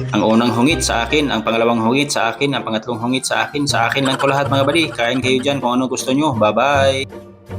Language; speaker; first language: Filipino; non-native, local second language; Cebuano